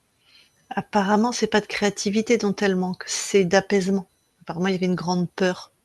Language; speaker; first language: French; native; French